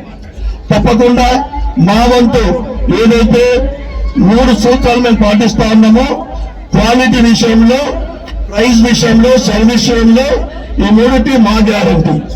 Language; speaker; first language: Telugu; native; Telugu